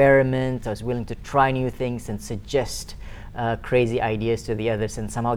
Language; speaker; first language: English; non-native, local second language; Malay